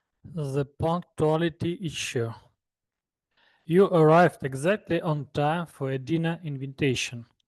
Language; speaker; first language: English; non-native, learner; Russian